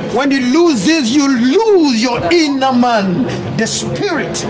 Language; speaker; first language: English; non-native, local second language; Ga